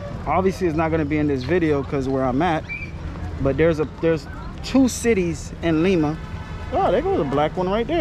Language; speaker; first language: English; native; English